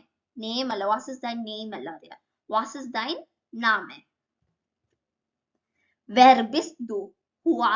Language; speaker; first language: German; non-native, learner; Malayalam